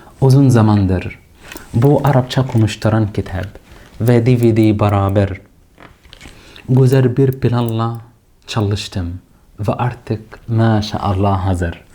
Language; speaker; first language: Turkish; non-native, fluent; Arabic